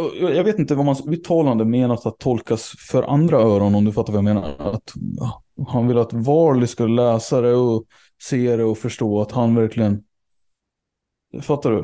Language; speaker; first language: Swedish; native; Swedish